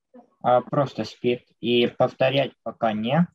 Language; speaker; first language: Russian; native; Russian